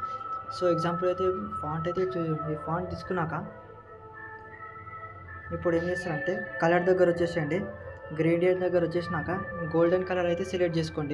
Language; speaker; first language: Telugu; native; Telugu